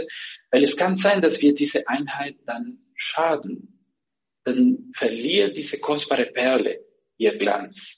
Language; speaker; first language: German; non-native, fluent; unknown